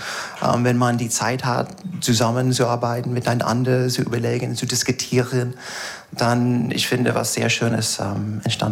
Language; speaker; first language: German; non-native, fluent; English